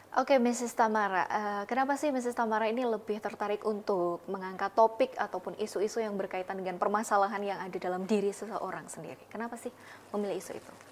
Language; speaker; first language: Indonesian; native; Indonesian